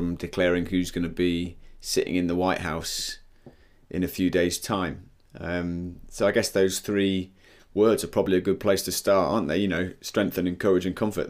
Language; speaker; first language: English; native; English